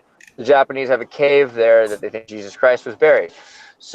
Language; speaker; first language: English; native; English